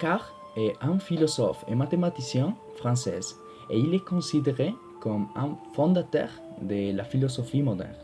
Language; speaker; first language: French; non-native, learner; Spanish